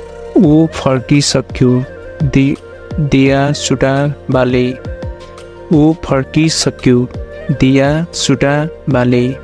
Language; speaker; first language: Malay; non-native, fluent; Nepali